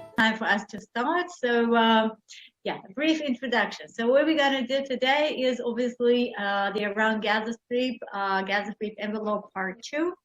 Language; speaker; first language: English; non-native, fluent; Hebrew